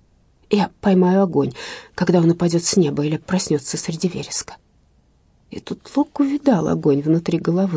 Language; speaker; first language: Russian; native; Russian